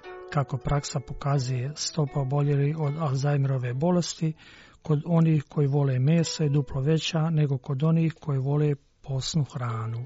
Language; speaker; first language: Croatian; native; Croatian